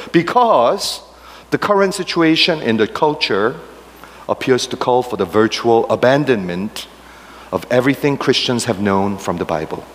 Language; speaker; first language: English; non-native, fluent; Korean